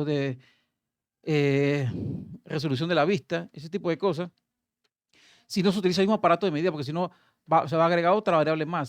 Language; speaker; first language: Spanish; native; Spanish